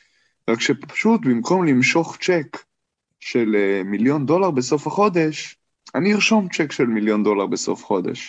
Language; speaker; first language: Hebrew; native; Hebrew